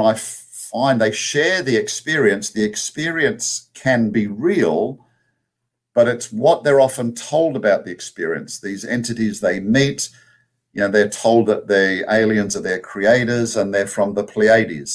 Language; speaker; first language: English; native; English